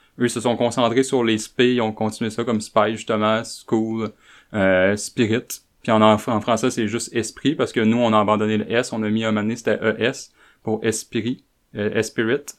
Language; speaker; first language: French; native; French